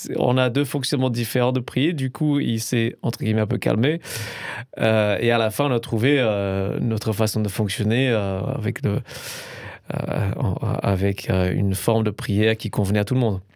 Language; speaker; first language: French; non-native, fluent; English